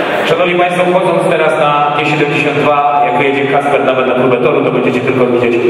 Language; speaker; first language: Polish; native; Polish